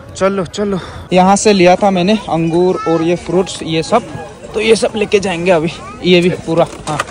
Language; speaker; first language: Hindi; non-native, local second language; Chakma